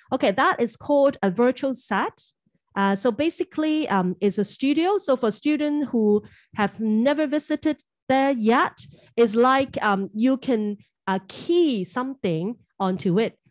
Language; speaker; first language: English; non-native, local second language; Cantonese